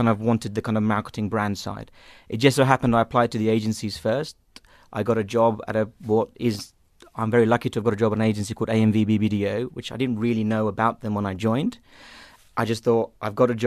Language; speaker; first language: English; native; English